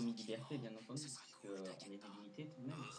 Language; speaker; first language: French; native; French